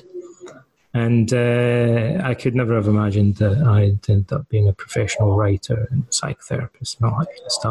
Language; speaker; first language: English; native; English